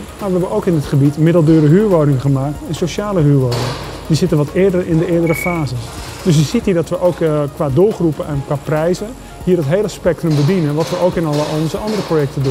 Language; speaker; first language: Dutch; native; Dutch